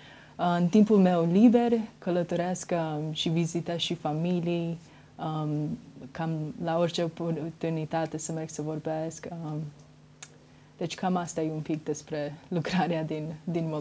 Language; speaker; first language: Romanian; early bilingual, heritage; Romanian